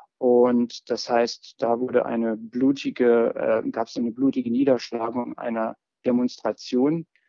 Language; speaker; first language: German; native; German